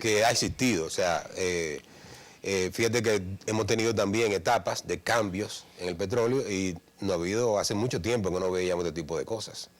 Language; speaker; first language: Spanish; native; Spanish